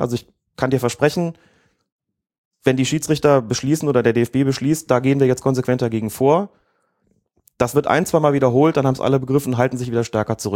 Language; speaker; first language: German; native; German